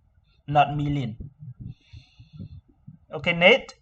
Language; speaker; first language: English; non-native, learner; Khmer